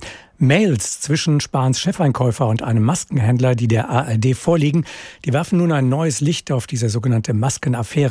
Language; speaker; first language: German; native; German